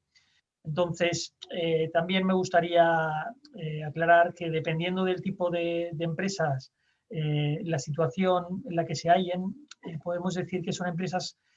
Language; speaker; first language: Spanish; native; Spanish